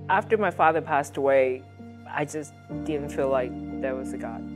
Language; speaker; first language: English; non-native, fluent; Chinese